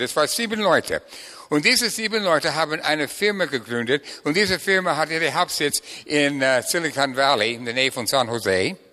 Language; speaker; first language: German; non-native, fluent; English